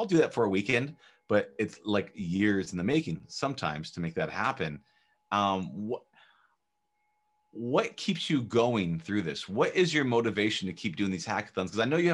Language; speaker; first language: English; native; English